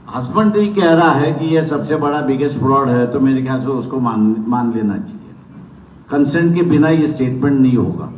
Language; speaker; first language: Hindi; non-native, local second language; Marathi